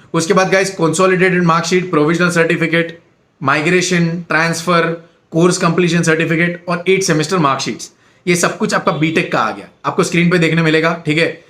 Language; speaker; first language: Hindi; non-native, local second language; Gujarati